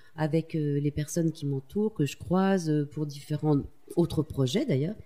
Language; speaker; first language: French; native; French